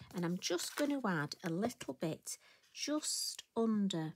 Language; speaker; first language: English; native; English